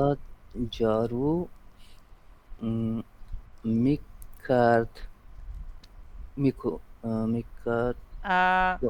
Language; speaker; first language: Persian; non-native, learner; Urdu